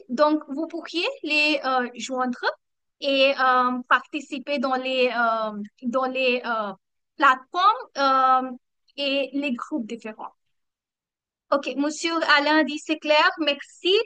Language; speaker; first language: French; non-native, learner; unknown